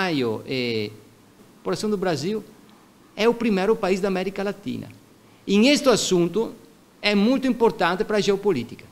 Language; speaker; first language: Portuguese; non-native, fluent; Italian